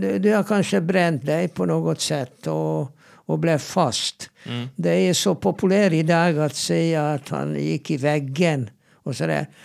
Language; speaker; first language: Swedish; non-native, fluent; Hungarian